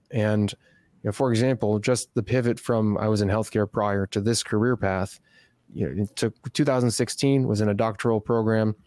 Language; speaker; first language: English; native; English